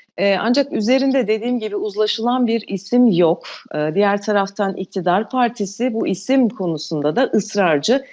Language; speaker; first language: Turkish; non-native, local second language; Albanian